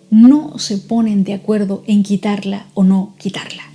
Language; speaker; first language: Spanish; native; Spanish